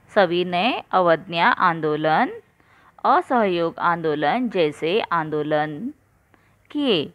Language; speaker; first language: Hindi; non-native, local second language; Marathi